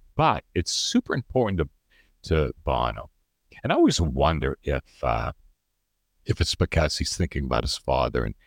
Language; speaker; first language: English; native; English